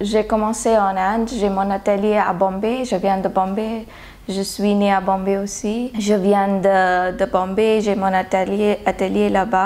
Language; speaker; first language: French; non-native, learner; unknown